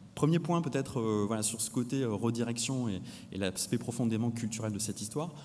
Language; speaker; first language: French; native; French